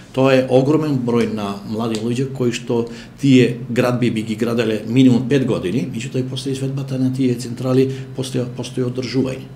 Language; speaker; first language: Macedonian; native; Macedonian